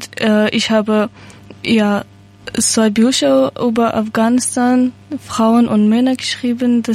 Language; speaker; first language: German; non-native, learner; Persian